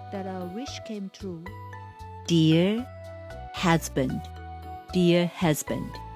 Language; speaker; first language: English; non-native, fluent; Japanese